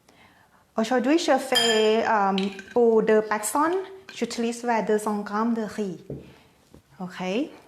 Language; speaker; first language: French; non-native, fluent; Thai